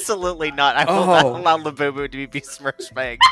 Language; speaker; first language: English; native; English